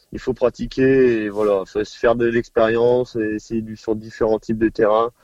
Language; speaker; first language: French; native; French